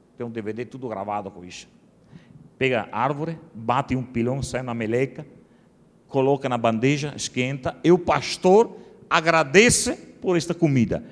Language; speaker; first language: Portuguese; non-native, fluent; Italian